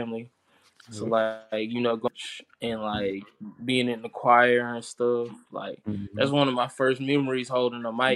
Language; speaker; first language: English; native; English